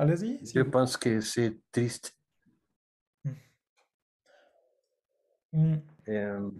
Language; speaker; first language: French; non-native, learner; Spanish